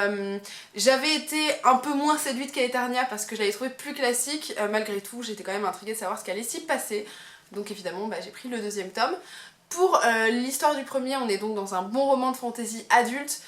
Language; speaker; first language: French; native; French